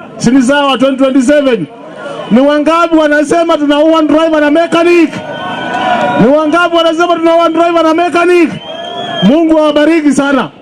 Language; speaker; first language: Swahili; non-native, local second language; Kikuyu